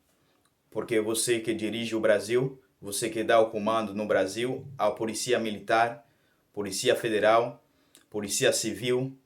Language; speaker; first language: Portuguese; non-native, learner; Haitian Creole